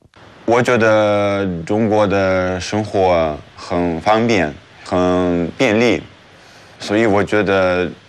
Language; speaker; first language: Chinese; non-native, fluent; Russian